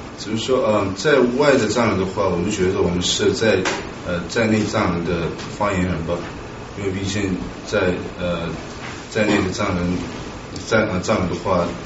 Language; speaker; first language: Chinese; non-native, local second language; Tibetan